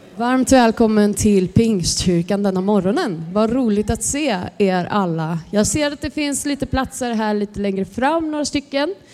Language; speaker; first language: Swedish; native; Swedish